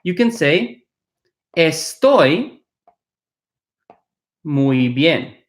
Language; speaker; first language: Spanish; non-native, fluent; English